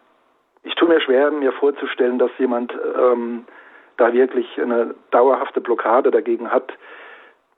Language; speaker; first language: German; native; German